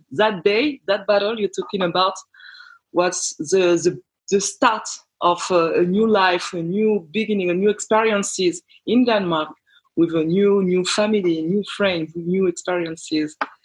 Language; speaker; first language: English; non-native, fluent; French